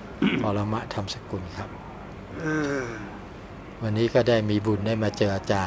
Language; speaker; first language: Thai; native; Thai